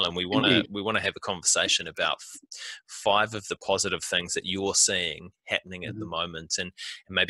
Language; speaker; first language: English; native; English